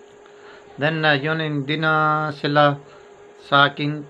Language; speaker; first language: Filipino; non-native, learner; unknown